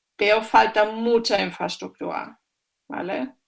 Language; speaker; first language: Spanish; non-native, fluent; German